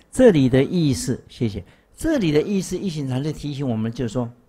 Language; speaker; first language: Chinese; native; Chinese